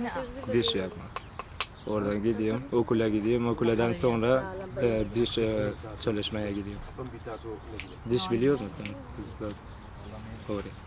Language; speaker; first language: Turkish; non-native, learner; Persian